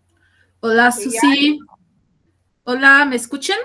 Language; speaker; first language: Spanish; non-native, learner; Portuguese